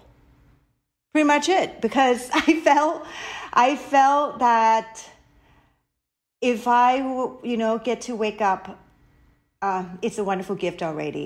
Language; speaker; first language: English; non-native, fluent; Thai